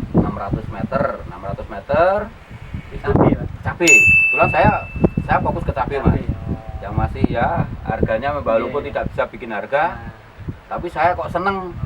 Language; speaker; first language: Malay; non-native, local second language; Javanese